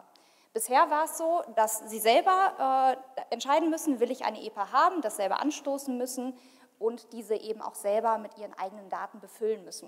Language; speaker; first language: German; native; German